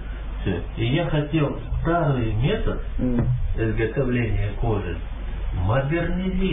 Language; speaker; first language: Russian; non-native, fluent; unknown